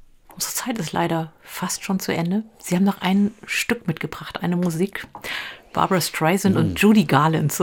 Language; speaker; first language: German; native; German